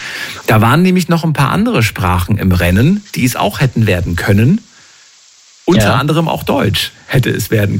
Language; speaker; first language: German; native; German